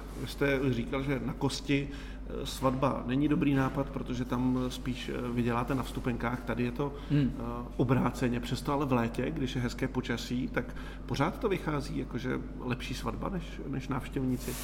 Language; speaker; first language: Czech; native; Czech